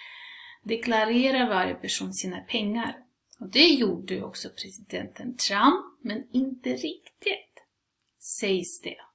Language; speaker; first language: Swedish; non-native, fluent; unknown